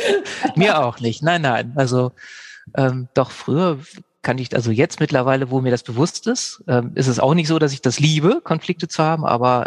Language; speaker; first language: German; native; German